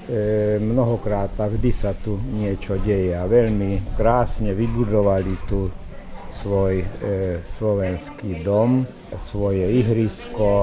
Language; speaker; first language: Slovak; native; Slovak